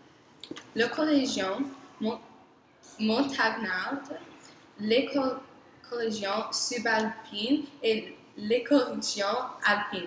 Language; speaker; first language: French; non-native, learner; English